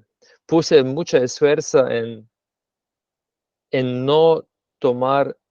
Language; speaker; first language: Spanish; non-native, fluent; Slovenian